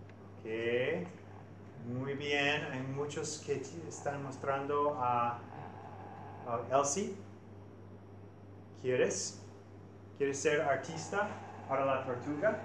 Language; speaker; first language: Spanish; non-native, fluent; English